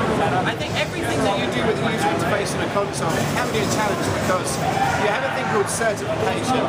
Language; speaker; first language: English; native; English